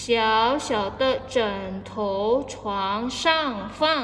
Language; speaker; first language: Chinese; non-native, fluent; Indonesian